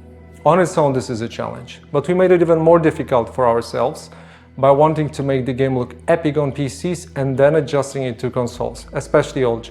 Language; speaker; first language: English; non-native, fluent; Polish